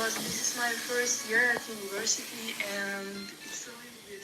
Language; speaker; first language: English; non-native, learner; Chinese